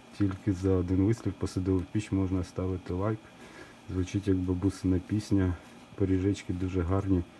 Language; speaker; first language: Ukrainian; non-native, local second language; Russian